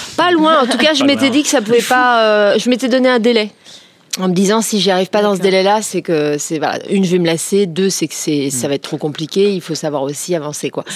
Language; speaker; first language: French; native; French